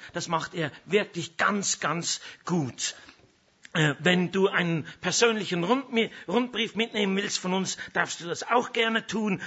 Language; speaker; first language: German; native; German